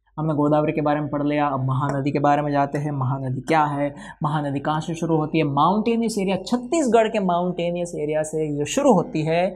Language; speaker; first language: Hindi; non-native, local second language; Gujarati